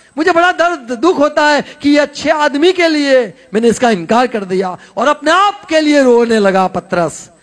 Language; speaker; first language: Hindi; non-native, local second language; Gujarati